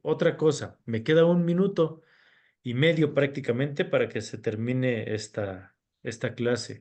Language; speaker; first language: Spanish; native; Spanish